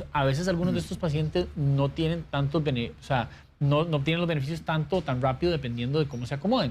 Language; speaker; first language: Spanish; native; Spanish